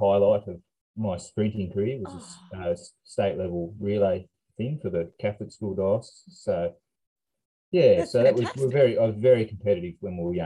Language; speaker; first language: English; native; English